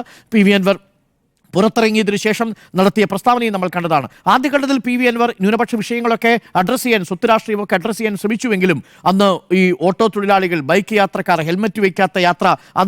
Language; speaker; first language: Malayalam; native; Malayalam